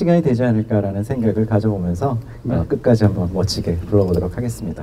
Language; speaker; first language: Korean; native; Korean